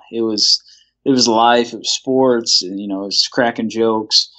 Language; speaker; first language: English; native; English